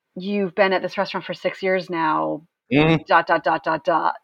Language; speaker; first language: English; native; English